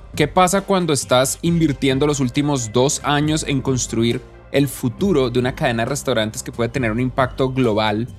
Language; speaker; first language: Spanish; native; Spanish